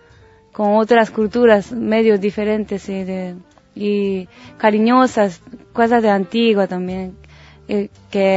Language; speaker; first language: Spanish; non-native, learner; Japanese